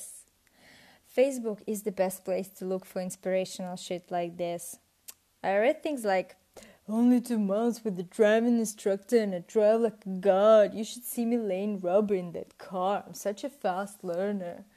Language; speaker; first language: English; non-native, fluent; Russian